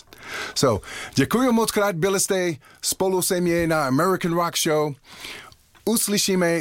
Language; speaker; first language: Czech; non-native, learner; English